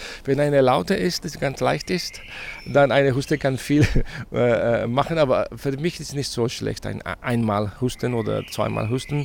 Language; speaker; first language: German; non-native, fluent; Spanish